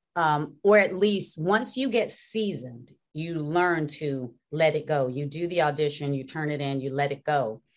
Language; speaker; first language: English; native; English